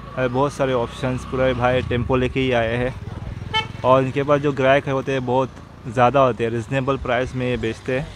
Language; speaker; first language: Hindi; non-native, local second language; Konkani